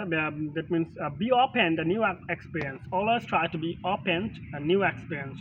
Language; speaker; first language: English; non-native, local second language; Bangla